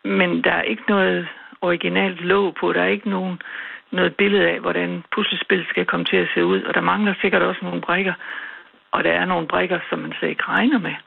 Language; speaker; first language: Danish; native; Danish